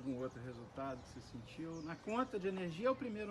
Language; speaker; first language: Portuguese; native; Portuguese